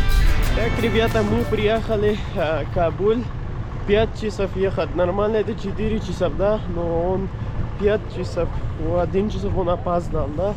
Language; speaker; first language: Russian; non-native, learner; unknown